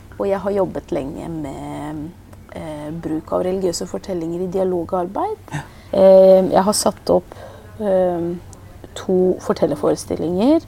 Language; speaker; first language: Norwegian; early bilingual, other home language; Persian